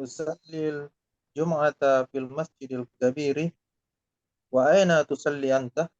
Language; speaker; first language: Arabic; non-native, learner; Indonesian